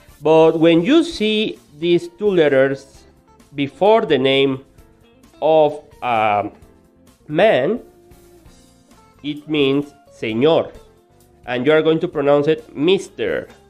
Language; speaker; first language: English; non-native, fluent; Spanish